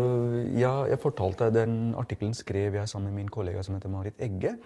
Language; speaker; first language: Norwegian; non-native, fluent; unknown